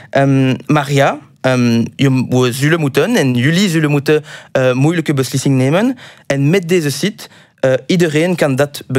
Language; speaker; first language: Dutch; non-native, local second language; French